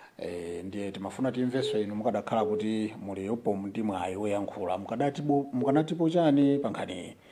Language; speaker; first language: Nyanja; native; Nyanja